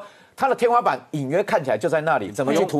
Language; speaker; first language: Chinese; native; Chinese